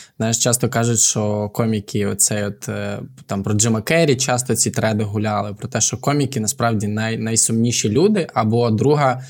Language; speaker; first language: Ukrainian; native; Ukrainian